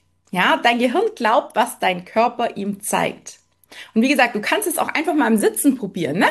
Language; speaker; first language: German; native; German